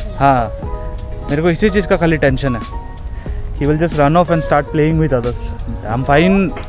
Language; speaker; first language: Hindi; non-native, local second language; Bangla